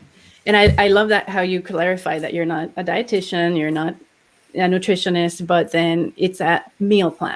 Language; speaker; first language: English; native; English